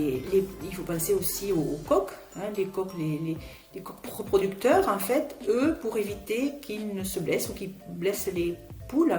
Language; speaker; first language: French; native; French